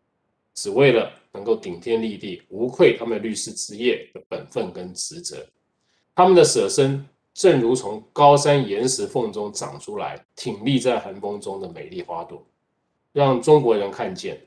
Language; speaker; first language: Chinese; native; Chinese